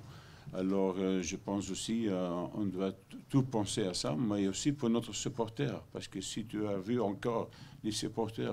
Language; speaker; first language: French; non-native, learner; Dutch